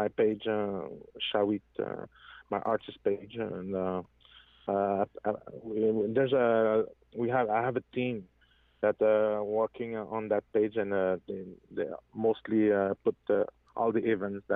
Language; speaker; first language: English; non-native, fluent; French